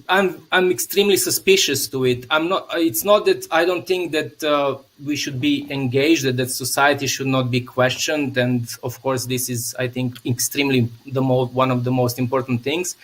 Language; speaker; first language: English; non-native, fluent; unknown